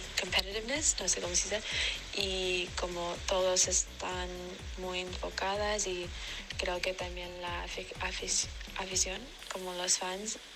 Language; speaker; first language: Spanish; non-native, learner; English